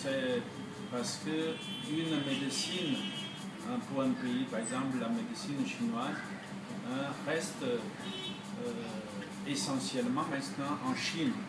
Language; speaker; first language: French; non-native, fluent; Chinese